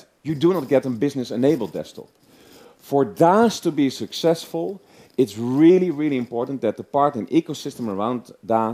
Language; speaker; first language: English; non-native, fluent; Dutch